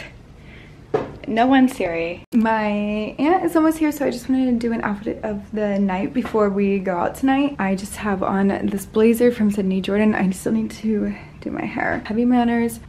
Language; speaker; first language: English; native; English